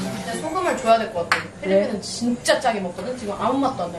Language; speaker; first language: Korean; native; Korean